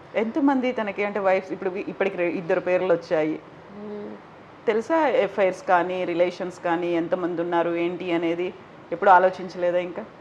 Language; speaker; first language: Telugu; native; Telugu